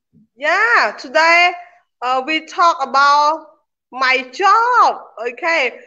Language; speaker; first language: English; non-native, learner; Khmer